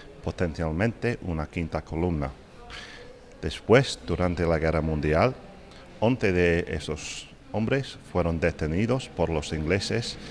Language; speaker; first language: Spanish; non-native, fluent; English